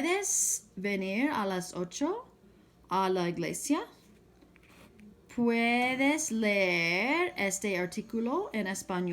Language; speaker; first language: Spanish; non-native, fluent; English